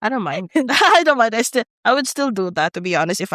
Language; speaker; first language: English; non-native, local second language; Filipino